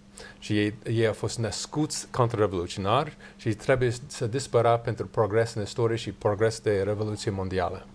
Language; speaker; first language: Romanian; non-native, learner; English